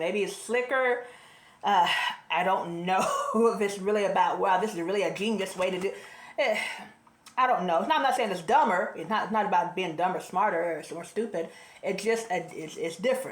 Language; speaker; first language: English; native; English